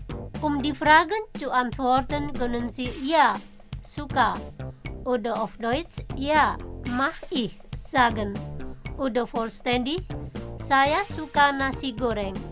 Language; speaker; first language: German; non-native, fluent; Indonesian